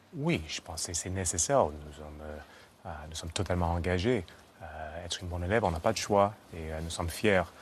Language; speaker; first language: French; non-native, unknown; English